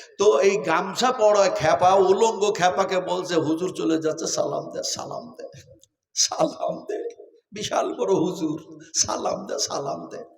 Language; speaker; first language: Bangla; non-native, local second language; Urdu